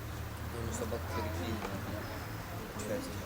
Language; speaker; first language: Russian; native; Russian